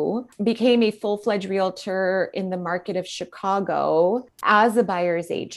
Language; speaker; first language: English; native; English